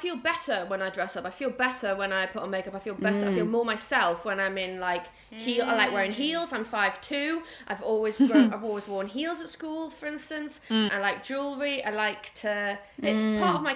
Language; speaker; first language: English; native; English